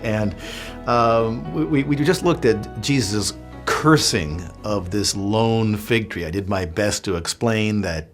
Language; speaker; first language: English; native; English